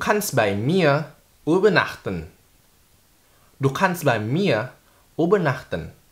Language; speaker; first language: German; non-native, fluent; Indonesian